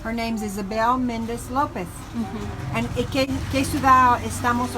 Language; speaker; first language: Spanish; non-native, learner; English